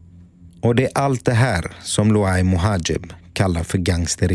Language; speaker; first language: Swedish; native; Swedish